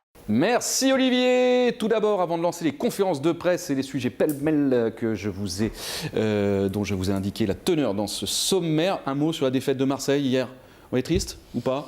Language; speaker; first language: French; native; French